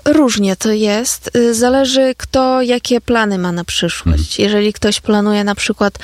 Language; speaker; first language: Polish; non-native, fluent; Ukrainian